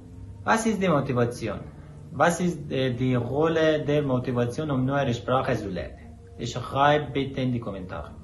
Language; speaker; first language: German; non-native, learner; Persian